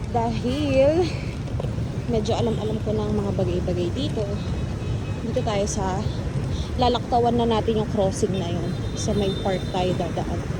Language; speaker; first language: Filipino; native; Filipino